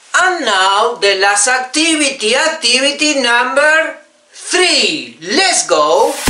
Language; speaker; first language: English; non-native, fluent; Spanish